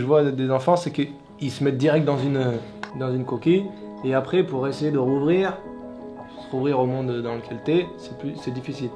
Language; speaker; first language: French; native; French